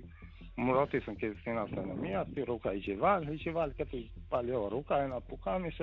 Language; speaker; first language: Greek; non-native, learner; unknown